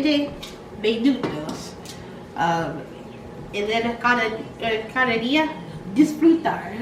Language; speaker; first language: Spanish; non-native, learner; English